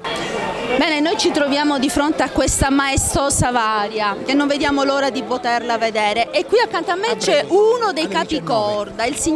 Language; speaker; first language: Italian; native; Italian